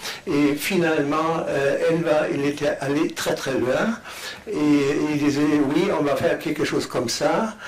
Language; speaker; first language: French; non-native, fluent; German